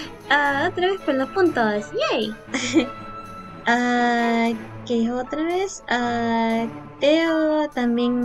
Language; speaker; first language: Spanish; early bilingual, heritage; Spanish